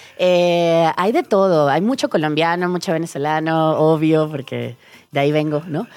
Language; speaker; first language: Spanish; native; Spanish